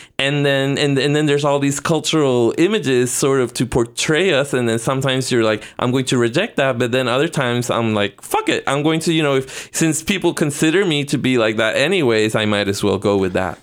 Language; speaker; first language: English; non-native, fluent; Spanish